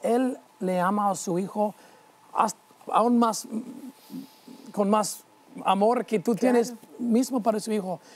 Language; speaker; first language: Spanish; non-native, fluent; English